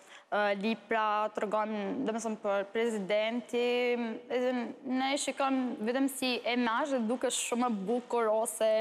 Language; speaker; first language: Albanian; non-native, learner; Arabic